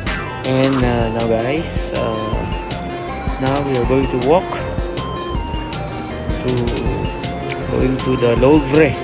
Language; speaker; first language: English; non-native, local second language; Filipino